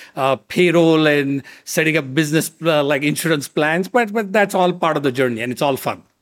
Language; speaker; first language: English; non-native, local second language; Marathi